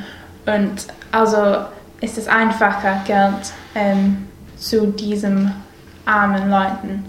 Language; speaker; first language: German; non-native, learner; English